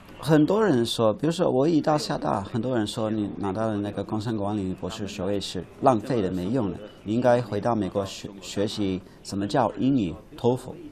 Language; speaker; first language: Chinese; non-native, fluent; English